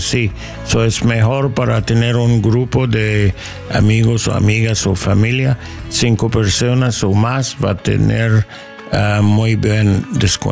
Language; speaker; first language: Spanish; non-native, learner; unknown